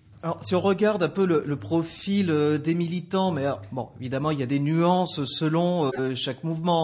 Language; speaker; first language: French; native; French